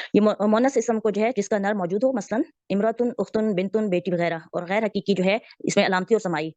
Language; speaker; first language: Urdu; native; Urdu